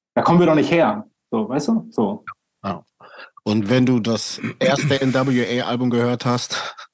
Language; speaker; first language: German; native; German